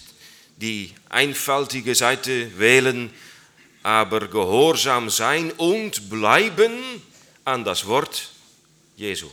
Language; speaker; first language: German; non-native, learner; Dutch